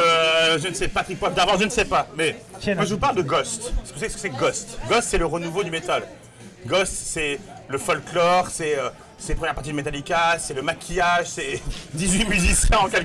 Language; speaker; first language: French; native; French